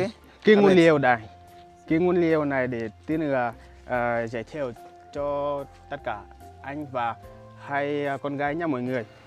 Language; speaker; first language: Vietnamese; non-native, learner; Portuguese